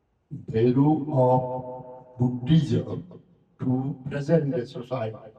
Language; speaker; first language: English; non-native, fluent; Bangla